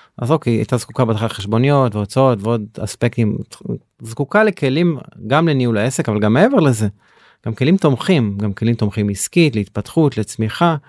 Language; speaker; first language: Hebrew; native; Hebrew